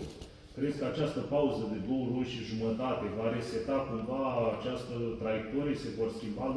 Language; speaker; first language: Romanian; native; Romanian